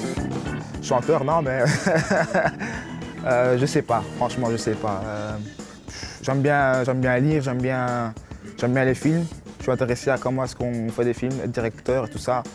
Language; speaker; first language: French; early bilingual, other home language; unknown